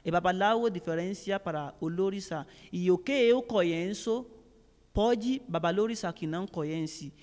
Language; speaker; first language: Portuguese; non-native, learner; Yoruba